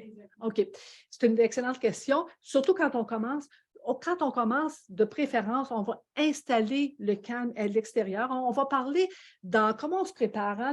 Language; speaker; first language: French; native; French